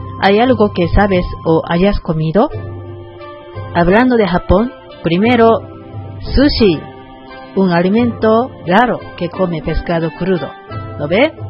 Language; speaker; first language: Spanish; non-native, learner; Japanese